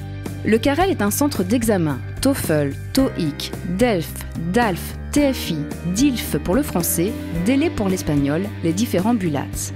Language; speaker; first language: French; native; French